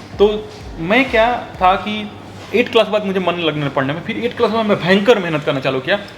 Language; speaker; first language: Hindi; native; Hindi